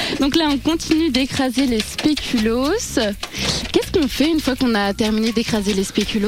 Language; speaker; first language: French; native; French